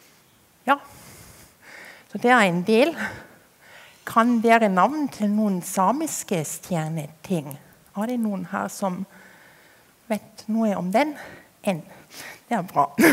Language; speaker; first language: Norwegian; non-native, fluent; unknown